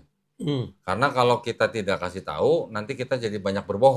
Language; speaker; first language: Indonesian; native; Indonesian